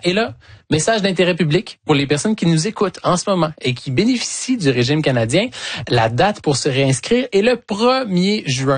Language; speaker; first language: French; native; French